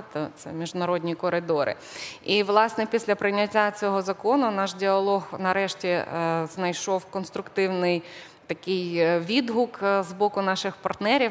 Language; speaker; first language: Ukrainian; native; Ukrainian